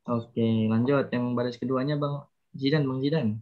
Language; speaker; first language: Indonesian; native; Indonesian